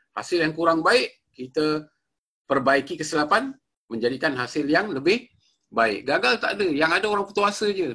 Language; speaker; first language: Malay; native; Malay